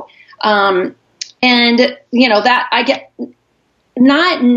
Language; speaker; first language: English; native; English